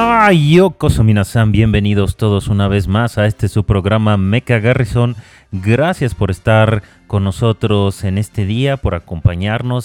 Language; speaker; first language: Spanish; native; Spanish